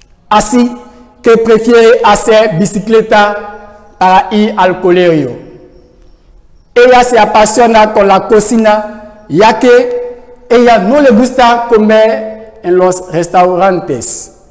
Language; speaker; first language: Spanish; non-native, fluent; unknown